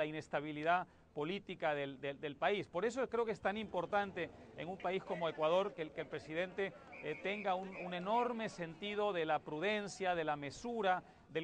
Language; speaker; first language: Spanish; native; Spanish